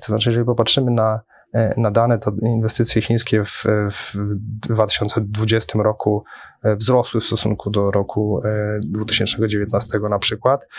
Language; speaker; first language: Polish; native; Polish